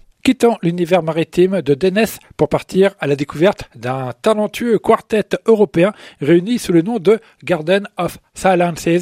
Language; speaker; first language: French; native; French